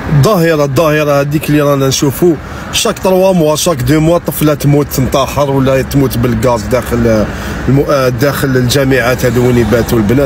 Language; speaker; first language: Arabic; native; Arabic